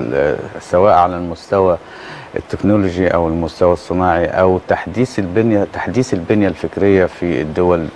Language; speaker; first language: Arabic; native; Arabic